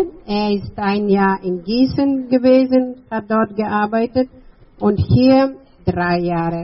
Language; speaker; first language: German; non-native, fluent; Bulgarian